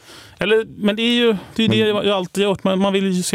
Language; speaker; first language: Swedish; native; Swedish